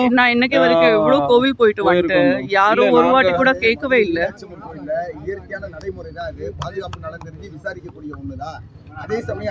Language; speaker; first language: Tamil; non-native, learner; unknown